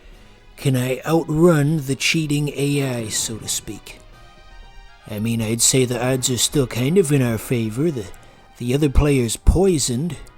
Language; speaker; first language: English; native; English